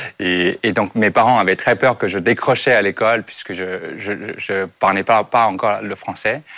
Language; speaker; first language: French; non-native, fluent; Chinese